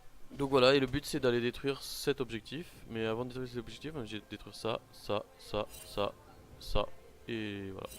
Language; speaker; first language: French; native; French